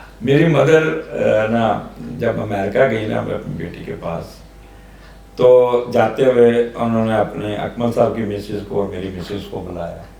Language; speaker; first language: Urdu; native; Urdu